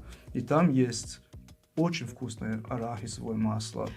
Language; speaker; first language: Russian; non-native, fluent; English